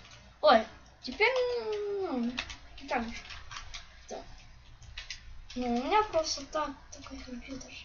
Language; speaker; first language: Russian; non-native, local second language; Ukrainian